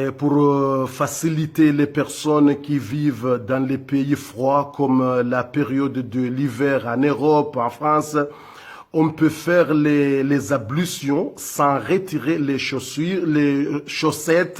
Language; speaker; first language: French; non-native, local second language; Comorian